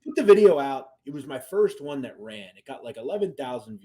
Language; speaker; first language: English; native; English